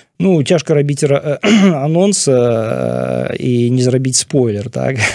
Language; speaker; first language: Belarusian; non-native, local second language; Russian